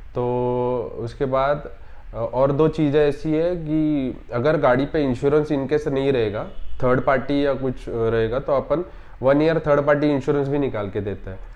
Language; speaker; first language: Hindi; non-native, local second language; Marathi